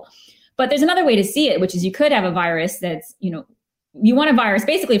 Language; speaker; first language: English; native; English